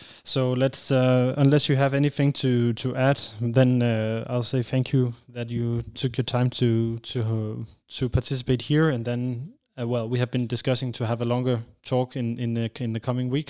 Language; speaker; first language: English; non-native, fluent; Danish